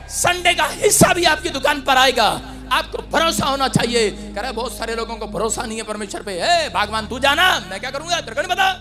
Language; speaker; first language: Hindi; non-native, local second language; Punjabi